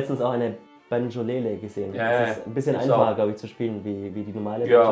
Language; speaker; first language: German; native; German